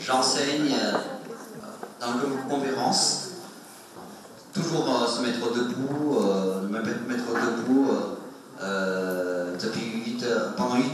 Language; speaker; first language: French; non-native, fluent; Chinese